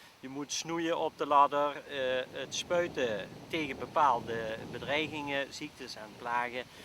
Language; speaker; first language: Dutch; native; Dutch